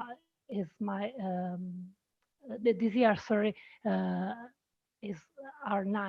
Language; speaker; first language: English; non-native, learner; Italian